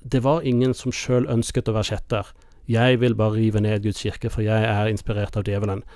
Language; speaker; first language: Norwegian; non-native, fluent; English